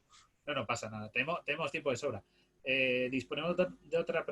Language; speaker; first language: Spanish; native; Spanish